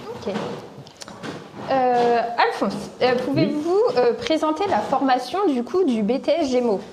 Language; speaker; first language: French; native; French